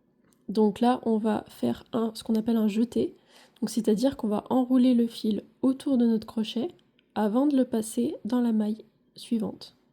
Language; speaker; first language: French; native; French